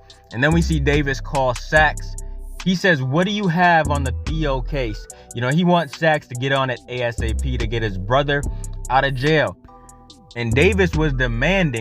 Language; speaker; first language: English; native; English